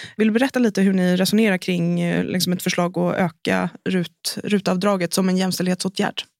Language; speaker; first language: Swedish; native; Swedish